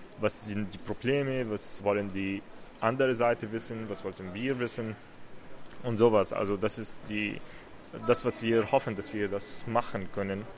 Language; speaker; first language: German; non-native, learner; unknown